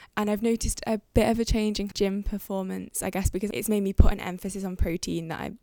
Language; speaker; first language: English; native; English